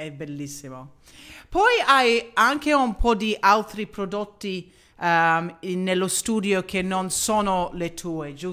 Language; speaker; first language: Italian; non-native, fluent; English